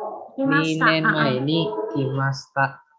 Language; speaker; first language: Japanese; non-native, learner; Indonesian